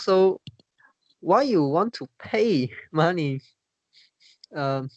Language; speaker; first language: English; non-native, learner; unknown